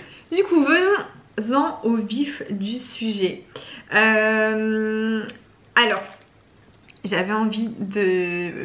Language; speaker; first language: French; native; French